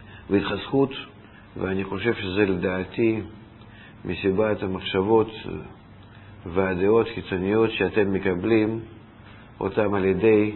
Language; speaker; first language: Hebrew; non-native, fluent; Russian